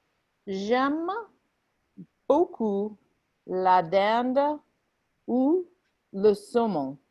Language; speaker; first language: French; non-native, fluent; English